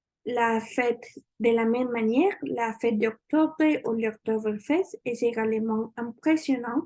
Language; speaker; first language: French; non-native, learner; Spanish